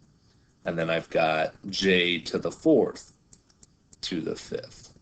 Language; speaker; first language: English; native; English